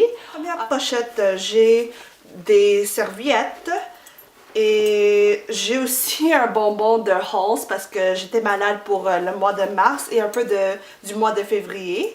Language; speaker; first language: French; non-native, fluent; English